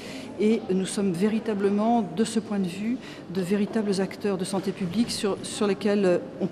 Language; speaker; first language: French; native; French